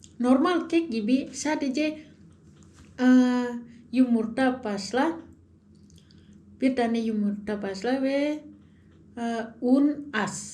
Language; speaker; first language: Turkish; non-native, learner; Indonesian